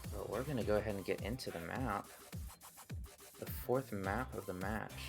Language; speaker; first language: English; native; English